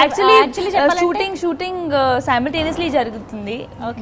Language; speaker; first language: Telugu; non-native, learner; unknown